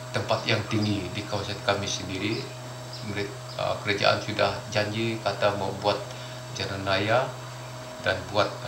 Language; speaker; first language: Malay; non-native, local second language; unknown